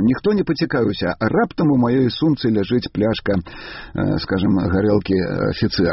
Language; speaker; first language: Belarusian; native; Belarusian